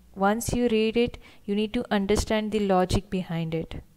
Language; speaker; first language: English; non-native, local second language; Hindi